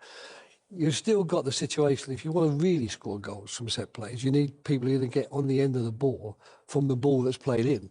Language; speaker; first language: English; native; English